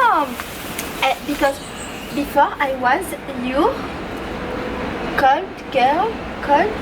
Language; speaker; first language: English; non-native, learner; French